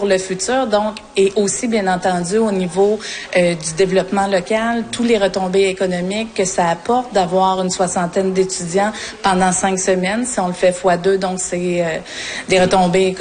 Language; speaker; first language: French; native; French